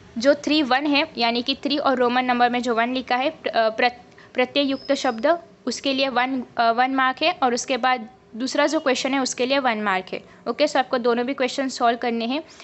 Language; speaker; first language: Hindi; non-native, local second language; Marathi